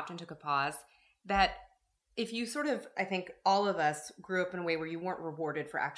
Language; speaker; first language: English; native; English